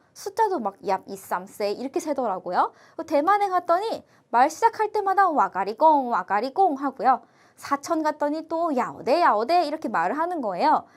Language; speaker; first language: Korean; native; Korean